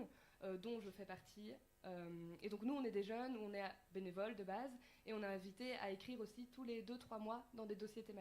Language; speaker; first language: French; native; French